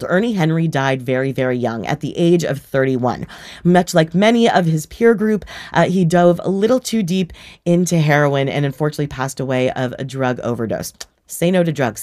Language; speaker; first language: English; native; English